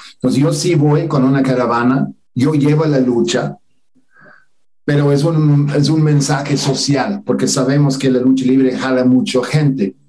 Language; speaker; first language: Spanish; non-native, fluent; English